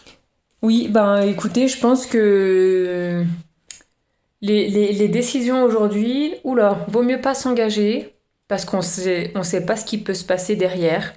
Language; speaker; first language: French; native; French